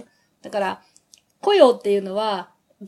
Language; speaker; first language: Japanese; native; Japanese